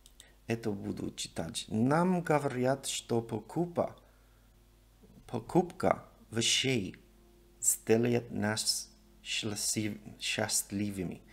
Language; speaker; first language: Russian; non-native, learner; English